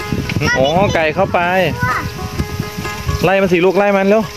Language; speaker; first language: Thai; non-native, local second language; Northeastern Thai